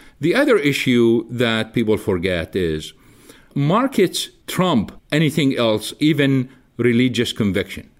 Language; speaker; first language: English; non-native, fluent; Arabic